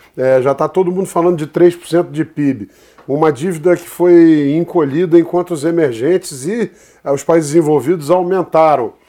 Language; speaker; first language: Portuguese; native; Portuguese